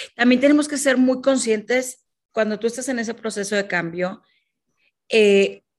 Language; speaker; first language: Spanish; native; Spanish